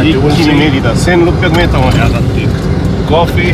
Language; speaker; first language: Japanese; native; Japanese